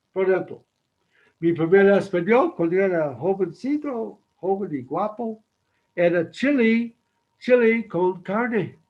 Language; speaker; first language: Spanish; non-native, learner; English